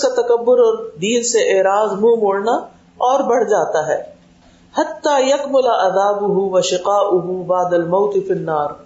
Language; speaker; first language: Urdu; native; Urdu